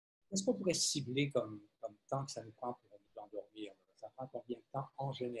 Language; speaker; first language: French; native; French